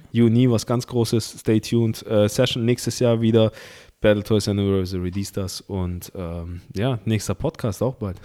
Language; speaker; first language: German; early bilingual, other home language; Russian